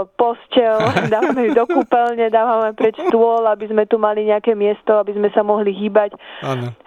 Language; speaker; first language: Slovak; early bilingual, heritage; Slovak